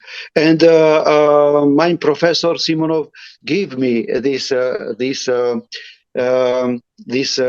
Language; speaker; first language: English; non-native, learner; Romany